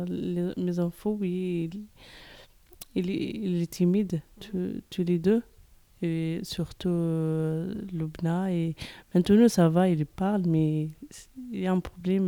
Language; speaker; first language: French; non-native, learner; Arabic